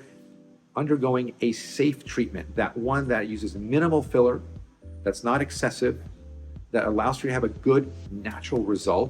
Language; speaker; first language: English; native; English